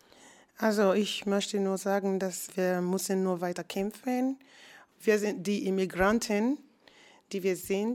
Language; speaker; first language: German; non-native, learner; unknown